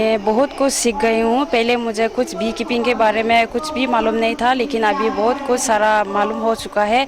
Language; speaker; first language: Hindi; non-native, local second language; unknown